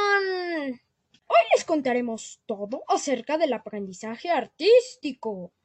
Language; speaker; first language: Spanish; native; Spanish